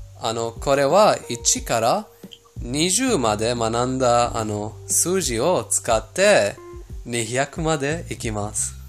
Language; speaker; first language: Japanese; non-native, fluent; Persian